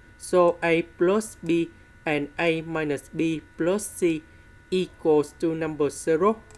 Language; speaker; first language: English; non-native, fluent; Vietnamese